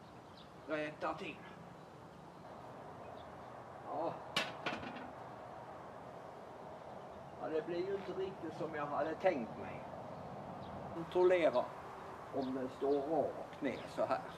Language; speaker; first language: Swedish; native; Swedish